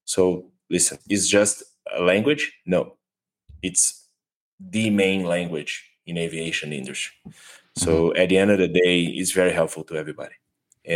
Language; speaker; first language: English; non-native, fluent; Portuguese